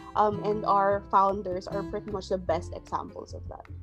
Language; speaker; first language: English; non-native, local second language; Filipino